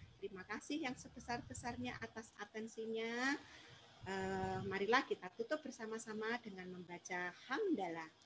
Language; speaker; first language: Indonesian; non-native, local second language; Javanese